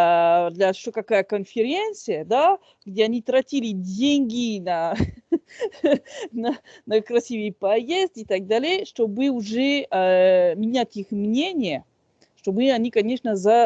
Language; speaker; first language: Russian; non-native, fluent; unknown